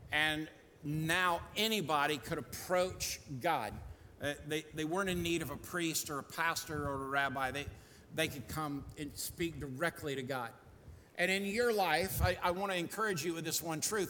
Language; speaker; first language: English; native; English